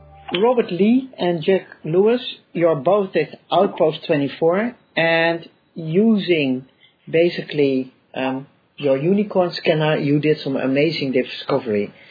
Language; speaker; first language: English; non-native, fluent; Dutch